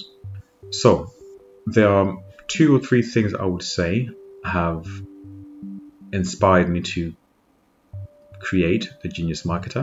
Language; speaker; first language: English; non-native, local second language; Shona